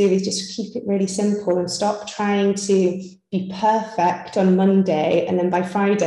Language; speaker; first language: English; native; English